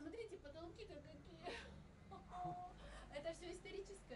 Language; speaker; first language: Russian; native; Russian